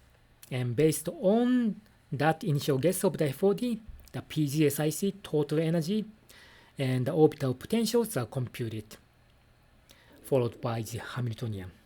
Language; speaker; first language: English; non-native, fluent; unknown